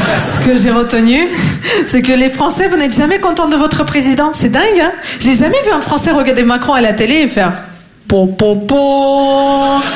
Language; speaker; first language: French; non-native, fluent; Russian